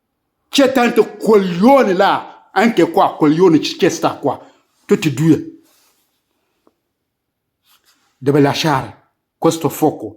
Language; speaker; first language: Italian; non-native, learner; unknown